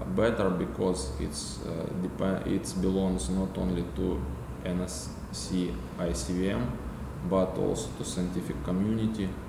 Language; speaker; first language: English; non-native, fluent; Russian